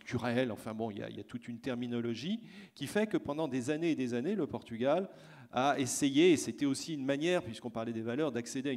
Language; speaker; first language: French; native; French